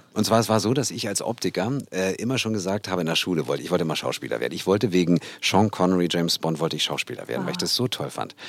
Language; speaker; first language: German; native; German